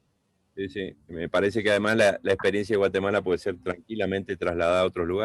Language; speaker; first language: Spanish; native; Spanish